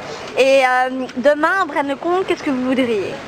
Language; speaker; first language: French; native; French